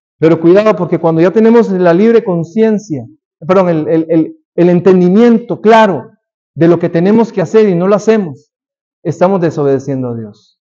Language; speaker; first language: Spanish; native; Spanish